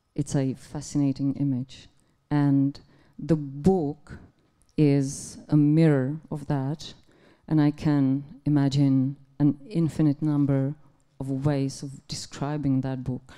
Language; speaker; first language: English; non-native, fluent; Czech